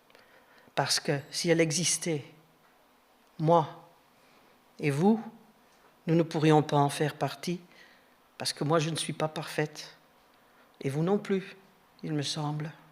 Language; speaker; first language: French; native; French